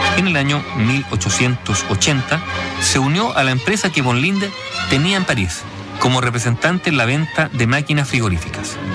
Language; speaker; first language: Spanish; native; Spanish